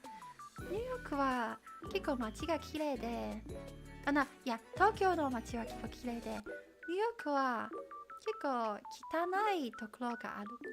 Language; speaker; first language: Japanese; non-native, learner; Chinese